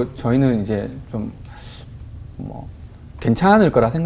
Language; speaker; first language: Korean; native; Korean